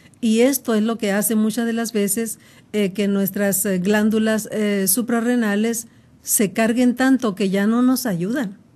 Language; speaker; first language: Spanish; native; Spanish